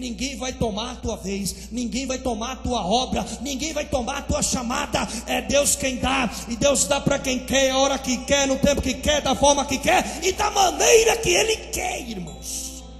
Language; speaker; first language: Portuguese; native; Portuguese